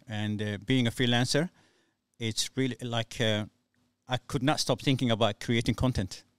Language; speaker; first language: English; non-native, fluent; Somali